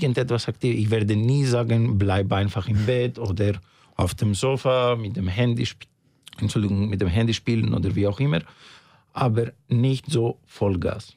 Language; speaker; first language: German; non-native, fluent; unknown